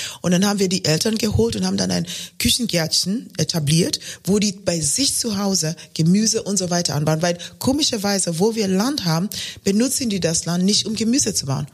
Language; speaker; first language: German; non-native, fluent; Luo (Kenya and Tanzania)